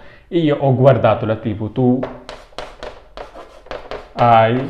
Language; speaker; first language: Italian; non-native, fluent; Urdu